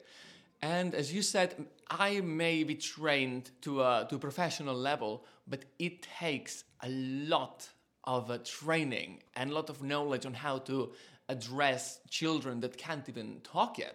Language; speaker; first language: English; non-native, fluent; Spanish